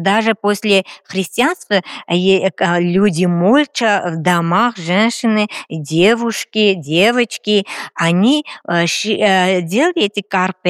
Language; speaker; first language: Russian; non-native, fluent; Armenian